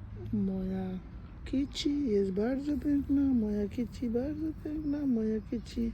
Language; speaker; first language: Polish; non-native, learner; Bangla